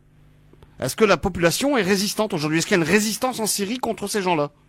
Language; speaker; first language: French; native; French